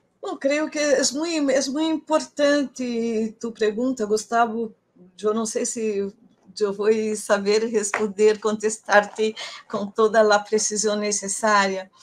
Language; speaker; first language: Spanish; non-native, fluent; Portuguese